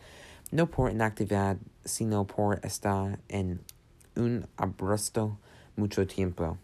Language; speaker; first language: Spanish; non-native, learner; English